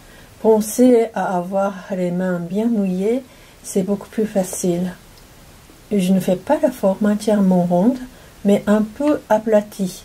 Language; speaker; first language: French; non-native, fluent; Japanese